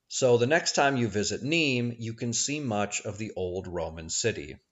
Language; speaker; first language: English; native; English